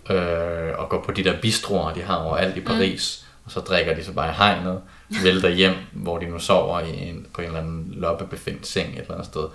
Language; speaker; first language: Danish; native; Danish